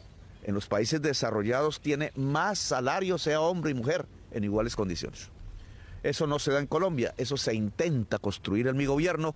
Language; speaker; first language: Spanish; native; Spanish